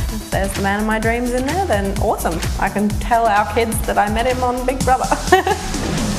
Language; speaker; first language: English; native; English